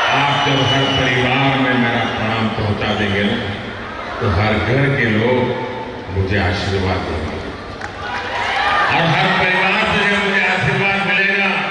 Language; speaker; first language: Hindi; non-native, local second language; Gujarati